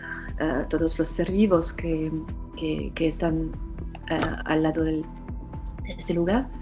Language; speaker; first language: Spanish; non-native, fluent; French